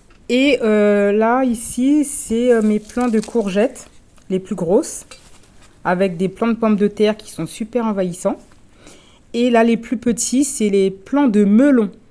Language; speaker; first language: French; native; French